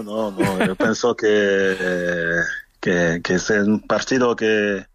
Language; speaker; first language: Spanish; non-native, fluent; French